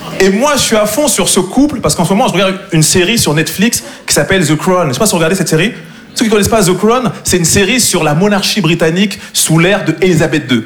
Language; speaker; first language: French; native; French